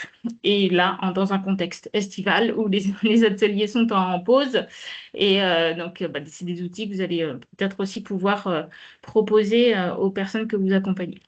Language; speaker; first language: French; native; French